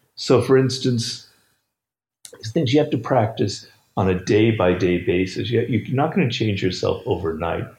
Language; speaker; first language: English; native; English